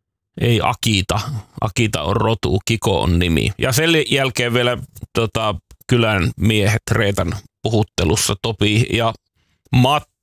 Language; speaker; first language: Finnish; native; Finnish